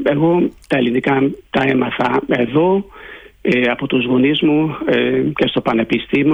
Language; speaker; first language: Greek; non-native, fluent; Hungarian